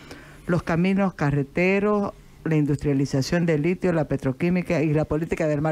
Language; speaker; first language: Spanish; native; Spanish